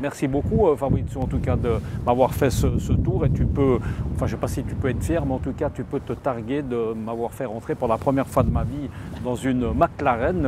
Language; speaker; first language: French; native; French